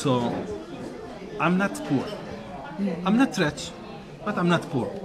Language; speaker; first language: English; non-native, fluent; Arabic